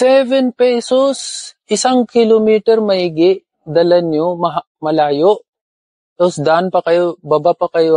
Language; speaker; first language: Filipino; non-native, learner; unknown